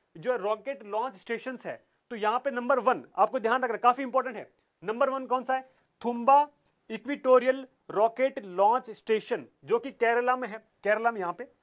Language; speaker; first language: Hindi; native; Hindi